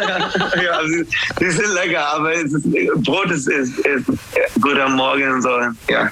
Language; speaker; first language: German; non-native, learner; English